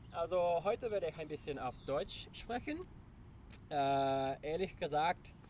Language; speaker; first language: German; non-native, learner; English